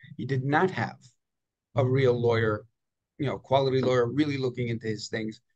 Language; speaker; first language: English; native; English